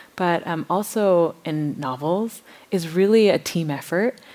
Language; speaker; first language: English; native; English